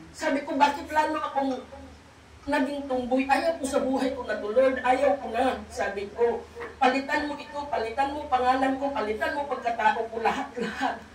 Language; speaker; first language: Filipino; non-native, local second language; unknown